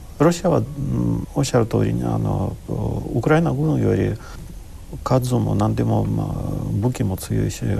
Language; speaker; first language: Japanese; non-native, fluent; Ukrainian